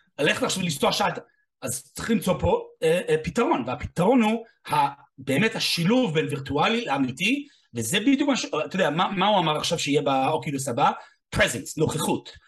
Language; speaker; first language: Hebrew; non-native, fluent; English